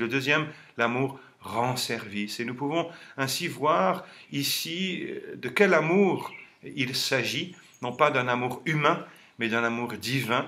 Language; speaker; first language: French; native; French